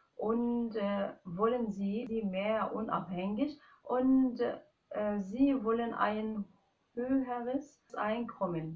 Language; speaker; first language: German; non-native, fluent; Arabic